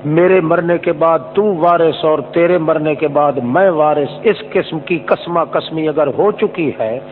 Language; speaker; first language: Urdu; non-native, local second language; Saraiki